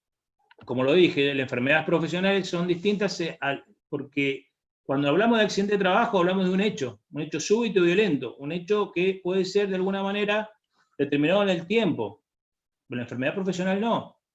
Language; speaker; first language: Spanish; native; Spanish